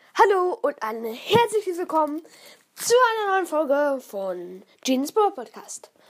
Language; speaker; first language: German; native; German